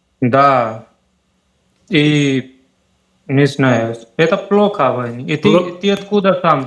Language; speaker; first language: Russian; non-native, learner; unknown